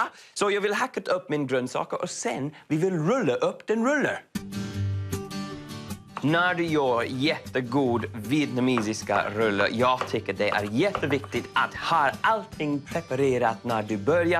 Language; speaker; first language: Swedish; non-native, learner; English